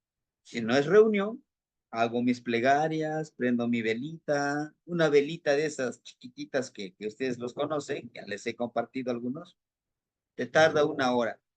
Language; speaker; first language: Spanish; native; Spanish